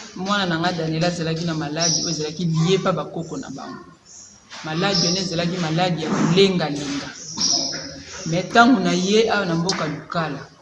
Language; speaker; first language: Lingala; non-native, local second language; Kongo